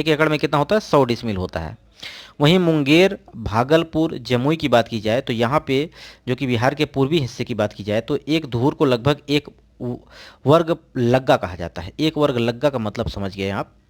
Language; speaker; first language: Hindi; native; Hindi